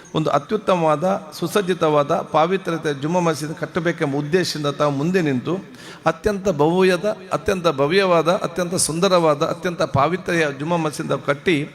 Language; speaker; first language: Kannada; non-native, local second language; Malayalam